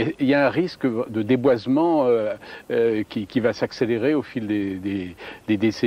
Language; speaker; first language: French; native; French